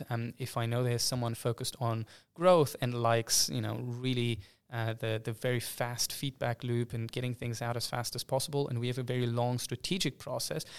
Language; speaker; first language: English; non-native, fluent; German